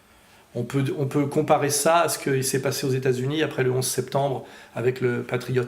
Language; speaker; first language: French; native; French